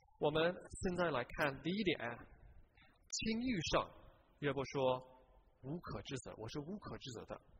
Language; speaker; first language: Chinese; non-native, fluent; English